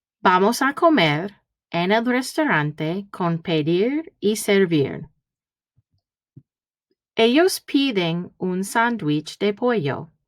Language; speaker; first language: Spanish; early bilingual, heritage; Spanish